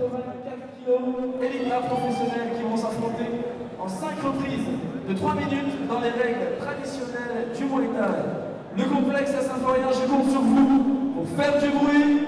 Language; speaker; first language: French; native; French